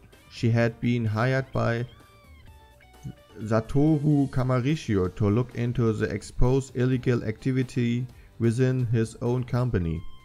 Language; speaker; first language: English; non-native, fluent; German